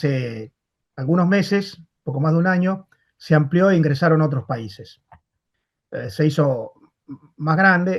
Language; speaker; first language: Spanish; native; Spanish